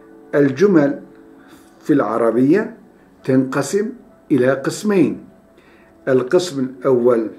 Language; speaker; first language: Arabic; non-native, fluent; Turkish